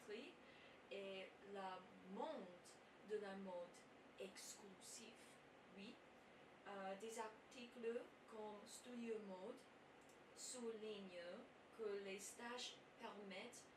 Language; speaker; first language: French; non-native, learner; English